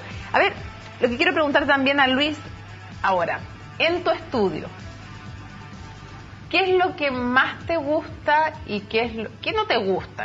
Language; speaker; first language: Spanish; native; Spanish